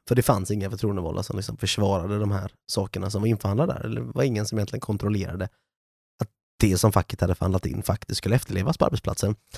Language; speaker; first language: Swedish; native; Swedish